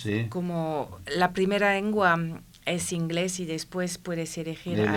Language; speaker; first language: Spanish; non-native, learner; French